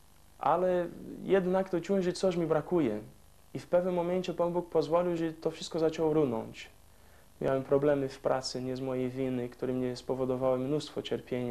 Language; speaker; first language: Polish; non-native, fluent; Portuguese